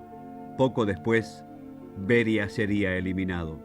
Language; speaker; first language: Spanish; native; Spanish